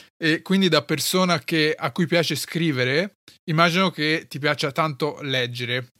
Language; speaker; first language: Italian; early bilingual, other home language; Arabic